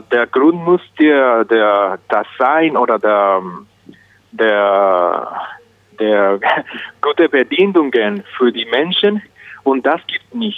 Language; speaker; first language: German; non-native, learner; Spanish